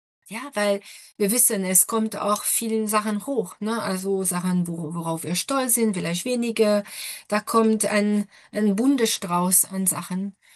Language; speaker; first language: German; non-native, fluent; French